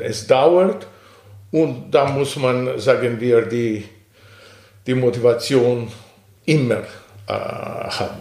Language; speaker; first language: German; non-native, fluent; Greek